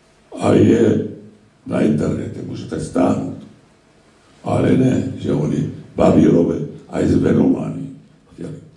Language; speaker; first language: Slovak; non-native, fluent; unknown